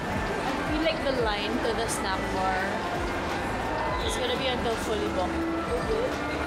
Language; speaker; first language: English; non-native, local second language; Filipino